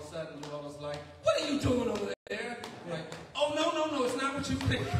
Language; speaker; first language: English; native; English